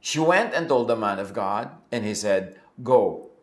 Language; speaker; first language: English; non-native, local second language; Filipino